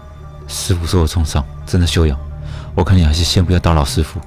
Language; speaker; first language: Chinese; native; Chinese